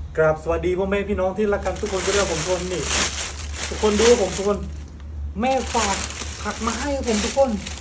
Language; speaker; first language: Thai; non-native, local second language; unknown